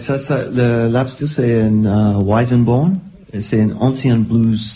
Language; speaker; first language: French; non-native, learner; English